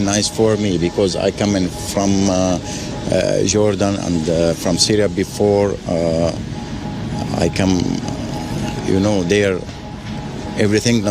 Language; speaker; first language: English; non-native, learner; Arabic